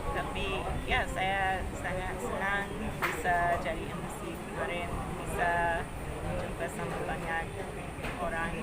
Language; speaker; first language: Indonesian; non-native, fluent; English